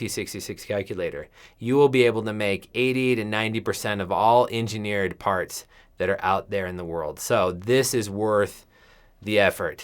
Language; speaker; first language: English; native; English